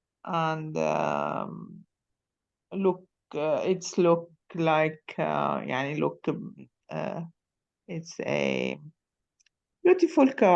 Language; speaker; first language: English; non-native, learner; Arabic